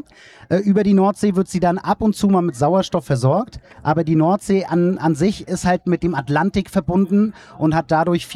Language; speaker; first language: German; native; German